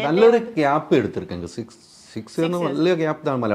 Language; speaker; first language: Tamil; non-native, learner; Malayalam